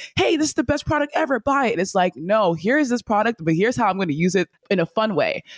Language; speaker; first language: English; native; English